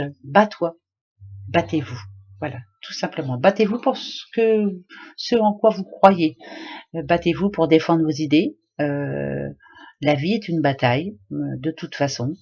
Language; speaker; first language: French; native; French